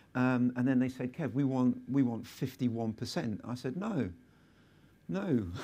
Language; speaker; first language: English; native; English